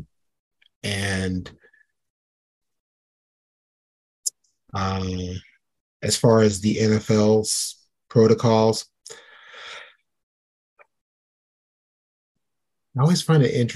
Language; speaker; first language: English; native; English